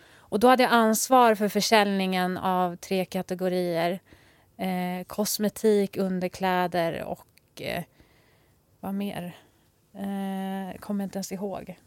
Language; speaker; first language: Swedish; early bilingual, other home language; Persian